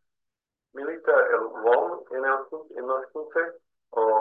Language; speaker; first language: Spanish; non-native, fluent; English